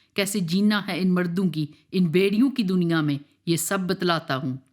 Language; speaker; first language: Urdu; non-native, local second language; Punjabi